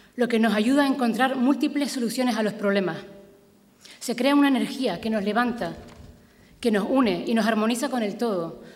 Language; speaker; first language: Spanish; native; Spanish